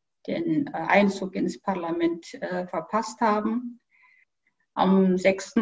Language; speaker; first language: German; non-native, fluent; Kyrgyz